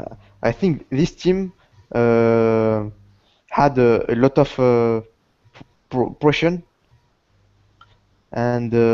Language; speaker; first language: English; non-native, learner; Portuguese